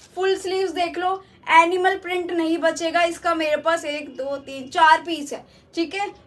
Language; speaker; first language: Hindi; native; Hindi